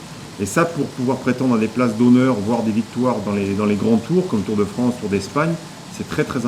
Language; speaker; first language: French; native; French